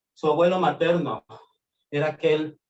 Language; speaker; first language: Spanish; native; Spanish